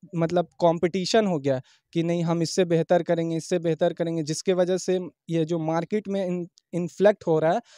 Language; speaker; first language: Hindi; native; Hindi